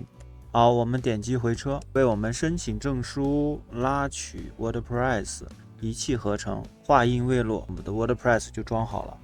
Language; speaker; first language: Chinese; native; Chinese